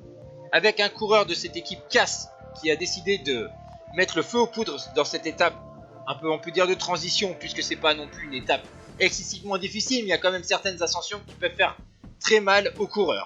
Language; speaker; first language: French; native; French